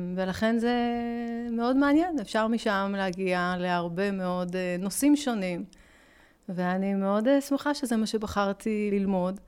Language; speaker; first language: Hebrew; early bilingual, other home language; French